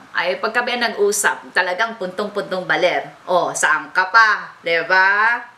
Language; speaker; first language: Filipino; native; Filipino